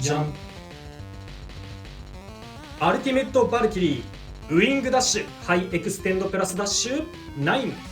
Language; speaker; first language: Japanese; native; Japanese